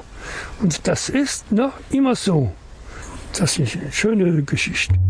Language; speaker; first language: German; non-native, learner; French